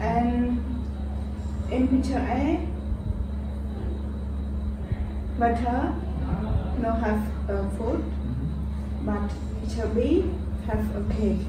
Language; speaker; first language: English; non-native, learner; Khmer